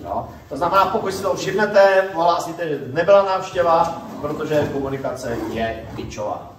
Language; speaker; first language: Czech; native; Czech